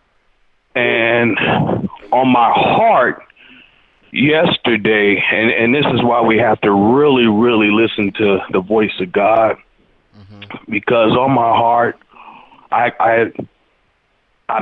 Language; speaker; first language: English; native; English